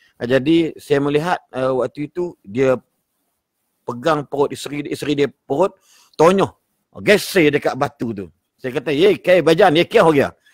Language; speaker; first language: Malay; native; Malay